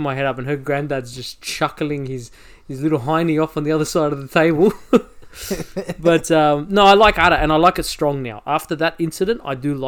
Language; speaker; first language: English; native; English